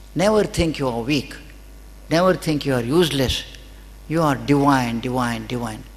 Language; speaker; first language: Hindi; non-native, local second language; Kannada